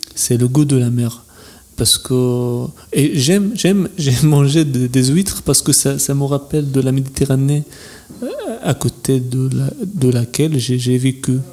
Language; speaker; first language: French; non-native, fluent; Arabic